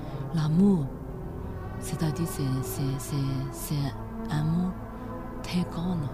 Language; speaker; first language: French; non-native, learner; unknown